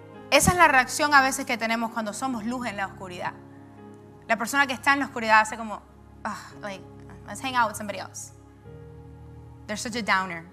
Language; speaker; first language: Spanish; early bilingual, heritage; Spanish